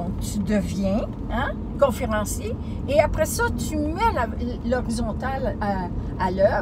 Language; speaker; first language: French; native; French